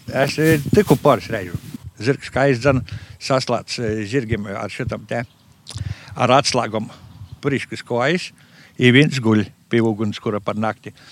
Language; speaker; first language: Latvian; native; Latvian